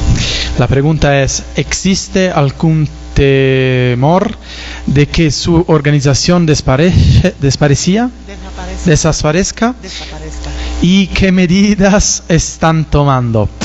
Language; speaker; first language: Spanish; non-native, fluent; Italian